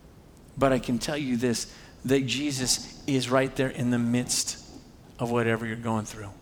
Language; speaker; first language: English; native; English